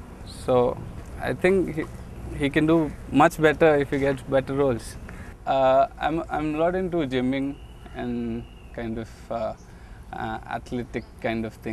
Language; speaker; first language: English; non-native, local second language; Telugu